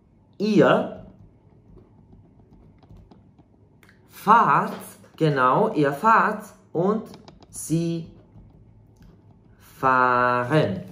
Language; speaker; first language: German; non-native, fluent; Serbian